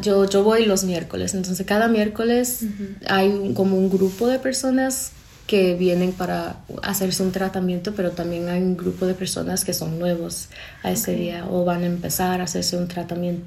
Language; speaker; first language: Spanish; non-native, fluent; English